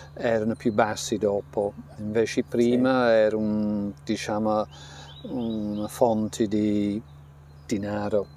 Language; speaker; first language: Italian; non-native, fluent; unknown